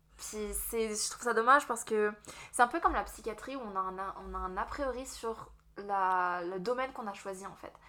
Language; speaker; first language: French; native; French